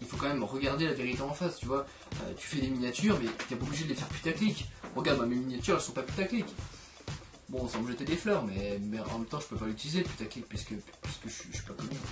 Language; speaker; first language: French; native; French